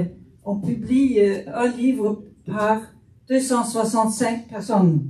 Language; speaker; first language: French; non-native, fluent; Faroese